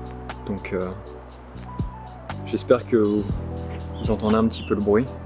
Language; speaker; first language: French; native; French